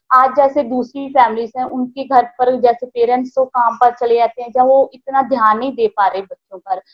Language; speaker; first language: Hindi; native; Hindi